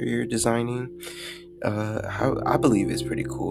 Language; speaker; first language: English; native; English